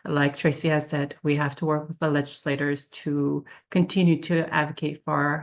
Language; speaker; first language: English; early bilingual, other home language; Korean